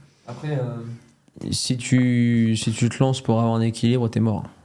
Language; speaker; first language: French; native; French